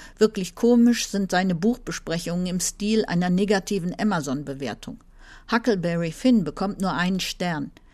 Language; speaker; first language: German; native; German